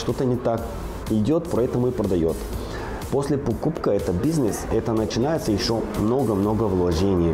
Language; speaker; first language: Russian; non-native, learner; Bulgarian